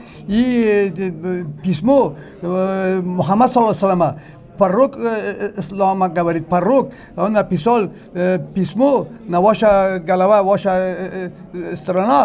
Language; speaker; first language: Russian; non-native, learner; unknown